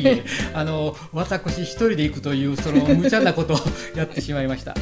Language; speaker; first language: Japanese; native; Japanese